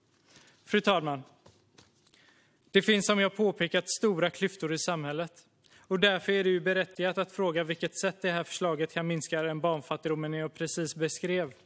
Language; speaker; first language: Swedish; native; Swedish